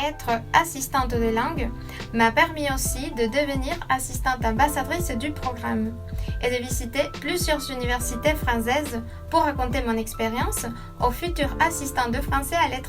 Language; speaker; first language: French; non-native, fluent; Spanish